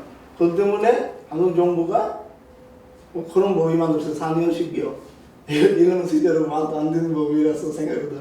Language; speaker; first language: Korean; non-native, learner; Bangla